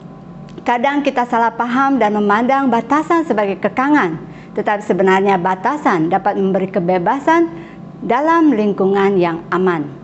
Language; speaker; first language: Indonesian; non-native, local second language; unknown